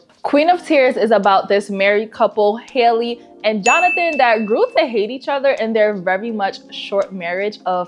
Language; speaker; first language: English; native; English